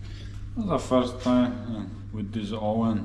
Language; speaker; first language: English; non-native, fluent; Polish